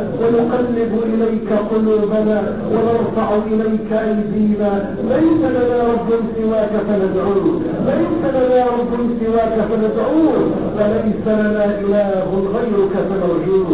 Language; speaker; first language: Arabic; native; Arabic